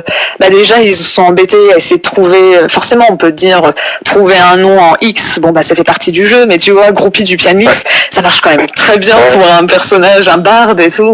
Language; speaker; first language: French; native; French